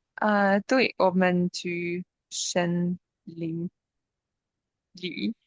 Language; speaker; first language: Chinese; non-native, learner; English